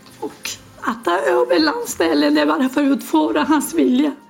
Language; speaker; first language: Swedish; non-native, fluent; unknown